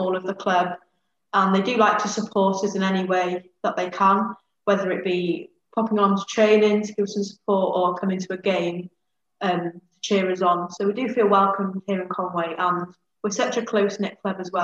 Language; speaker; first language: English; native; English